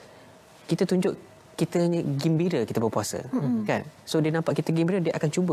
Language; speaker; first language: Malay; native; Malay